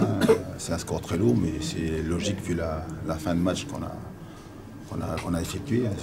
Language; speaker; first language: French; native; French